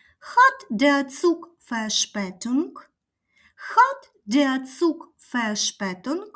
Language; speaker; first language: German; non-native, fluent; Ukrainian